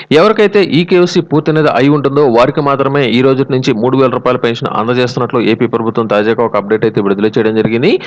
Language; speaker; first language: Telugu; native; Telugu